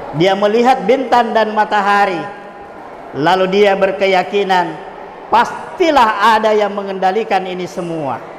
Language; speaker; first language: Indonesian; non-native, local second language; Buginese